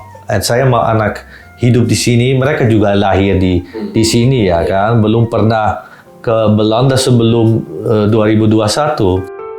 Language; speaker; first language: Indonesian; non-native, fluent; Dutch